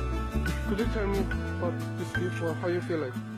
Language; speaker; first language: English; non-native, learner; Korean